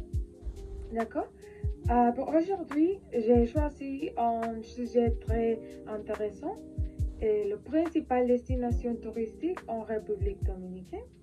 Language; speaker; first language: French; non-native, learner; Spanish